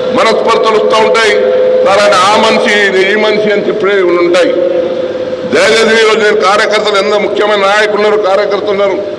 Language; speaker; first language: Telugu; native; Telugu